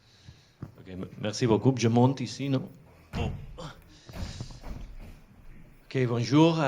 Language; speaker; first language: French; non-native, fluent; Catalan